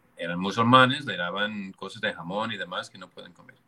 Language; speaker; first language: Spanish; non-native, fluent; English